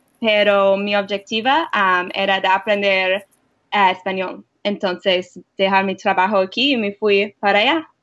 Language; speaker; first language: Spanish; non-native, learner; English